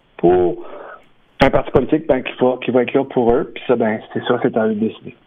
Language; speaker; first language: French; native; French